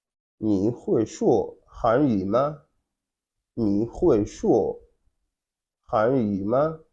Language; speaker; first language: Chinese; non-native, fluent; Wolof